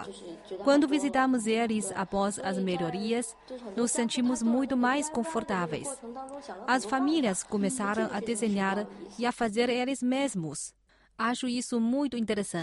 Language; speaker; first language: Portuguese; non-native, fluent; Chinese